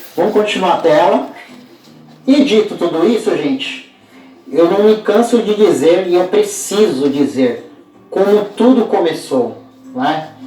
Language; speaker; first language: Portuguese; native; Portuguese